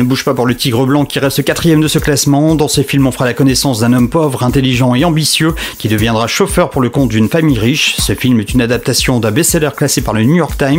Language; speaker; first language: French; native; French